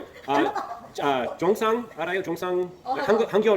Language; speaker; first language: Korean; non-native, learner; English